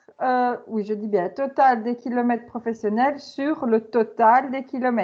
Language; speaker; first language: French; native; French